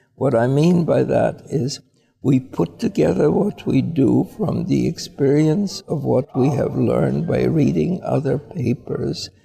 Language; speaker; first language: English; early bilingual, other home language; Polish